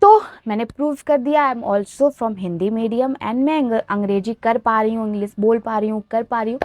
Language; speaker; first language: Hindi; native; Hindi